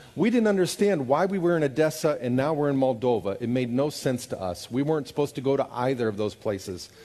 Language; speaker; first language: English; native; English